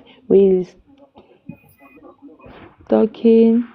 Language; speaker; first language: English; non-native, learner; French